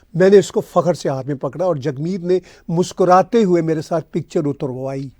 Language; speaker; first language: Urdu; non-native, local second language; Punjabi